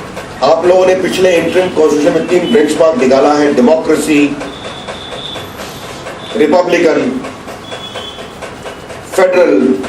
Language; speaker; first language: Hindi; native; Hindi